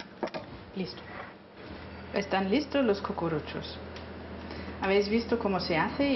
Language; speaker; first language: Spanish; non-native, fluent; German